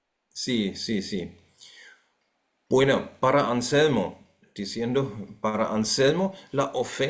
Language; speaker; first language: Spanish; non-native, fluent; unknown